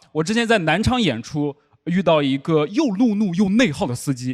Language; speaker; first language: Chinese; native; Chinese